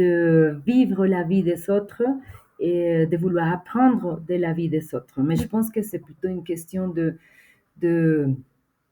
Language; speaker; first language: French; non-native, fluent; Spanish